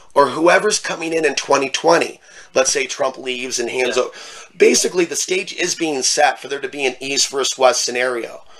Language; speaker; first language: English; native; English